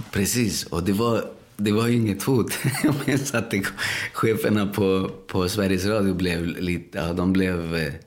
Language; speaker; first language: Swedish; early bilingual, other home language; Spanish